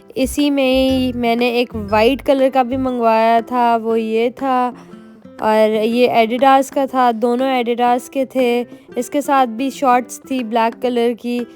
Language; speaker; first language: Hindi; native; Hindi